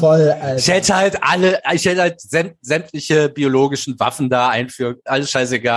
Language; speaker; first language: German; native; German